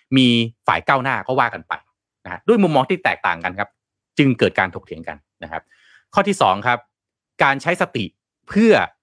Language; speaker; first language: Thai; non-native, local second language; Lao